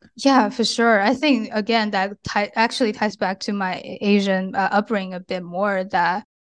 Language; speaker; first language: English; non-native, fluent; Chinese